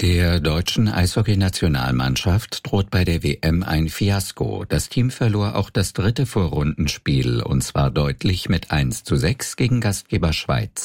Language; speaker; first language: German; native; German